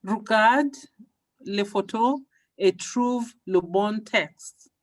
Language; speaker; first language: French; non-native, learner; English